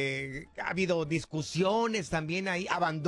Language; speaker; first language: Spanish; native; Spanish